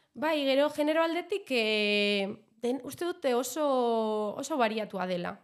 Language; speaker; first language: Basque; non-native, local second language; Spanish